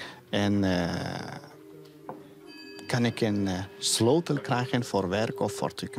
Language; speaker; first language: Dutch; non-native, learner; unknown